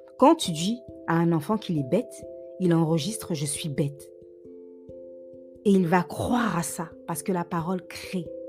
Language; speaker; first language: French; native; French